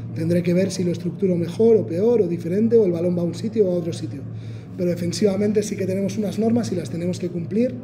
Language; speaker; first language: Spanish; non-native, local second language; Basque